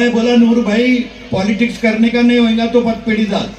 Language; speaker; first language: Hindi; non-native, local second language; Marathi